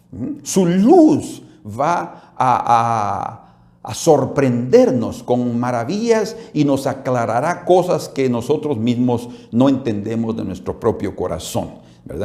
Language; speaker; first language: Spanish; native; Spanish